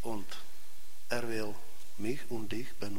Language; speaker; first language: German; non-native, fluent; Czech